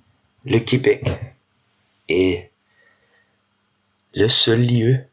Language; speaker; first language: French; non-native, learner; Danish